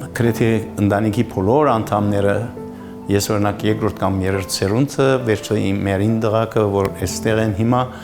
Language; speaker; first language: Armenian; early bilingual, heritage; Armenian